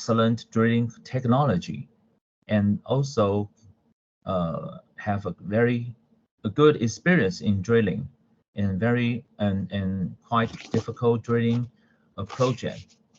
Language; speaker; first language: English; non-native, fluent; Chinese